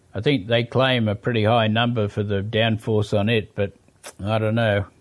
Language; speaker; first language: English; native; English